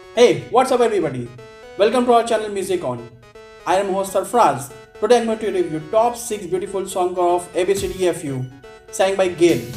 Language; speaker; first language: English; non-native, fluent; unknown